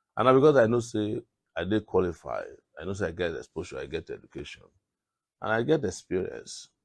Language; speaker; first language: Nigerian Pidgin; non-native, local second language; Yoruba